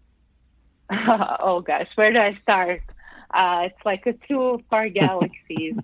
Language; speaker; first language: English; non-native, fluent; Croatian